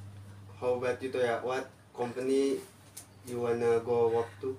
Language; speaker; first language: English; non-native, learner; Indonesian